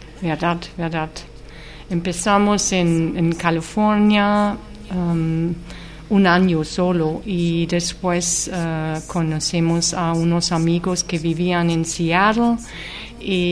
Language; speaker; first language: Spanish; non-native, fluent; German